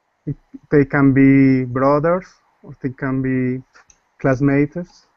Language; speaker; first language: English; non-native, learner; Spanish